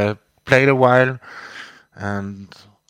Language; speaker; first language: English; non-native, fluent; German